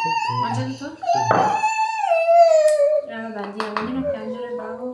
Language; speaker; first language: Italian; native; Italian